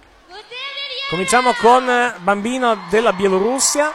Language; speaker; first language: Italian; native; Italian